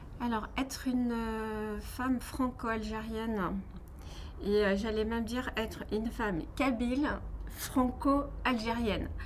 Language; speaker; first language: French; non-native, local second language; Kabyle